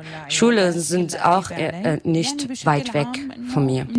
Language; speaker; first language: German; non-native, learner; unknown